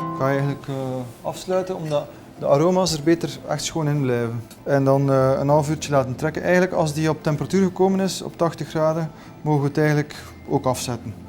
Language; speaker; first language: Dutch; native; Dutch